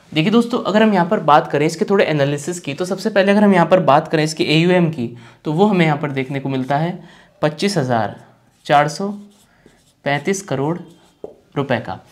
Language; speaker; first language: Hindi; native; Hindi